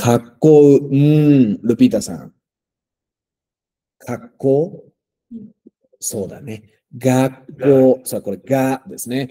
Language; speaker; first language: Japanese; non-native, fluent; Spanish